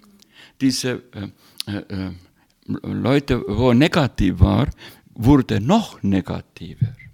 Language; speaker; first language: German; non-native, learner; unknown